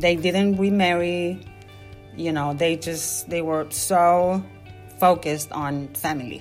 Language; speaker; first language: English; non-native, fluent; Spanish